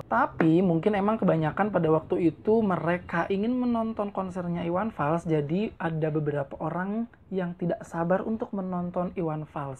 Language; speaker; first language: Indonesian; native; Indonesian